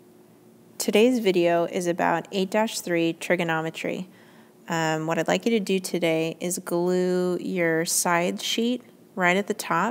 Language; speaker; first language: English; native; English